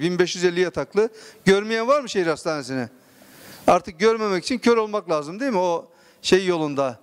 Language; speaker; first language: Turkish; native; Turkish